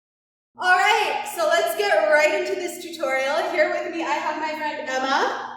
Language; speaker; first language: English; native; English